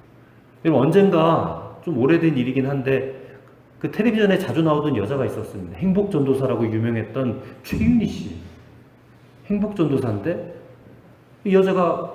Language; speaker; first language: Korean; native; Korean